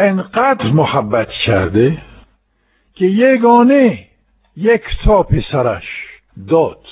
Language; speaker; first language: Persian; non-native, fluent; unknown